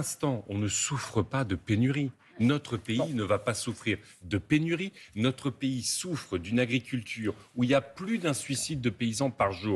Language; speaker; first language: French; native; French